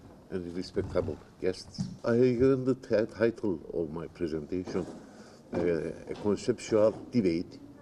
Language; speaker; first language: English; non-native, fluent; Turkish